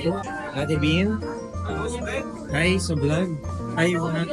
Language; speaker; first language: Filipino; native; Filipino